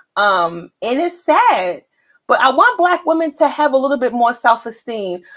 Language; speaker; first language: English; native; English